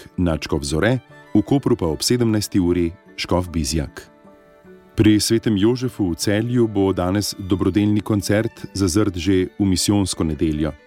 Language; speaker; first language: Slovenian; native; Slovenian